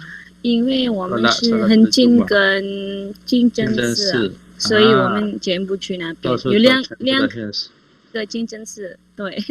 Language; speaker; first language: Chinese; non-native, learner; Indonesian